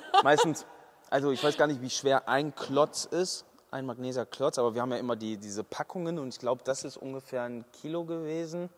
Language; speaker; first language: German; native; German